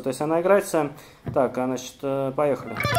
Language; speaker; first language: Russian; native; Russian